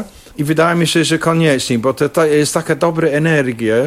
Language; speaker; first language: Polish; non-native, fluent; English